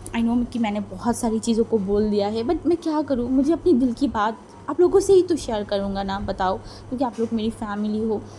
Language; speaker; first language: Hindi; non-native, fluent; Bangla